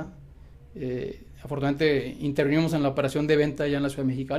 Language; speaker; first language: Spanish; native; Spanish